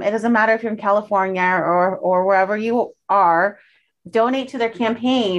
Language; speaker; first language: English; early bilingual, other home language; Spanish